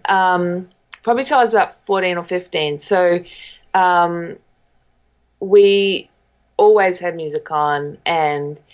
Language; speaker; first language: English; native; English